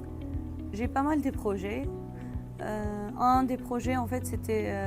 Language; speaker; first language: French; non-native, fluent; Arabic